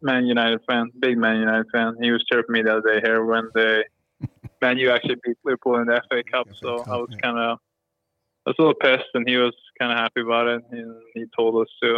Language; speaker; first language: English; non-native, fluent; Swedish